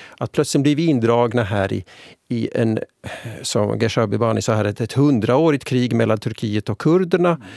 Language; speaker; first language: Swedish; native; Swedish